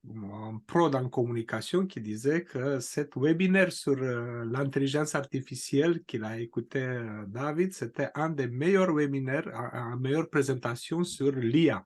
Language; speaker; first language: French; non-native, fluent; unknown